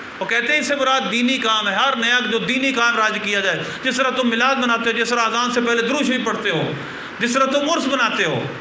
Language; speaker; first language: Urdu; non-native, local second language; Punjabi